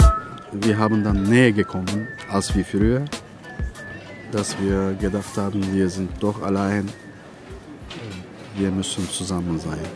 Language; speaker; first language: German; non-native, fluent; Turkish